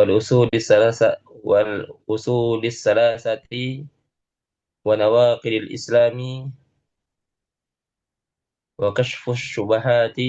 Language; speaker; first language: Arabic; non-native, learner; Indonesian